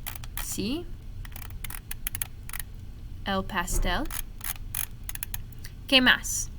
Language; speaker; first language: Spanish; non-native, fluent; English